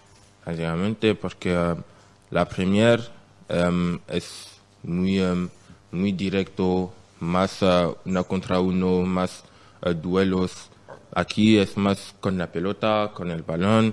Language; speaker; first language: Spanish; non-native, learner; French